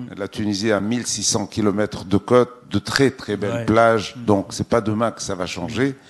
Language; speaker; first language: French; non-native, local second language; Arabic